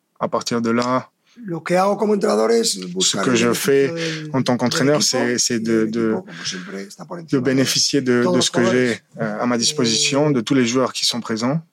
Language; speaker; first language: French; non-native, fluent; Spanish